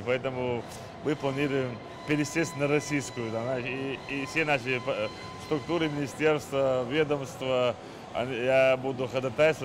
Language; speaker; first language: Russian; non-native, local second language; Chechen